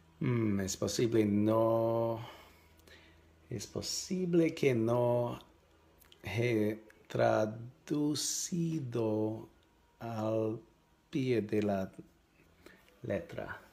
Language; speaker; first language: Spanish; non-native, learner; English